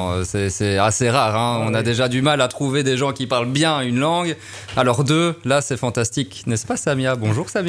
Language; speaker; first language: French; native; French